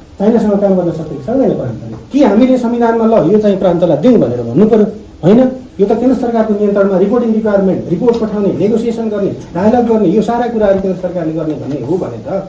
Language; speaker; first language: Nepali; native; Nepali